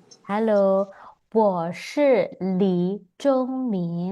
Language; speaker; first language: Chinese; non-native, fluent; Indonesian